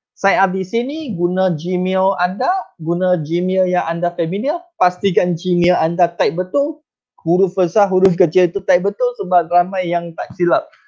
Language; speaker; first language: Malay; non-native, local second language; Chinese